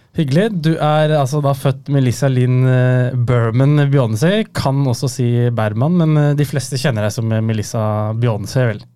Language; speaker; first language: Norwegian; native; Norwegian